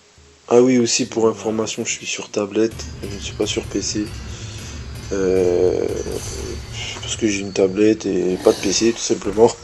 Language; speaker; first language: French; native; French